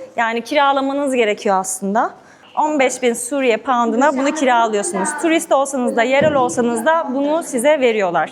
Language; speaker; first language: Turkish; native; Turkish